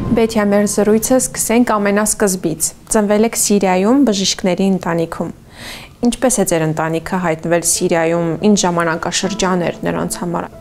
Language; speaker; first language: Armenian; native; Armenian